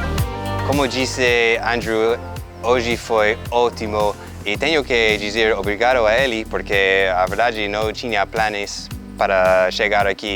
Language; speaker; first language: Portuguese; non-native, fluent; English